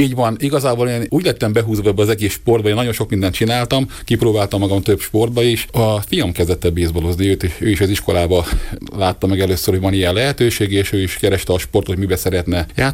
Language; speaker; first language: Hungarian; native; Hungarian